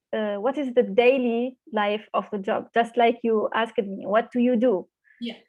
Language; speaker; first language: English; non-native, fluent; Arabic